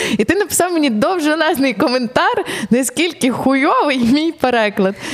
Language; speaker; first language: Ukrainian; native; Ukrainian